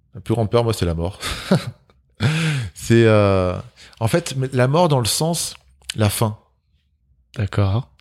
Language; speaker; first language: French; native; French